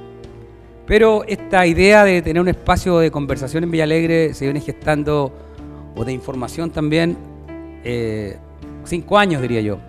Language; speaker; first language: Spanish; native; Spanish